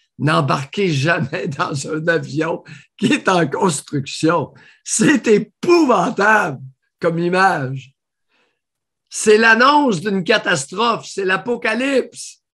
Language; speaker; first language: French; native; French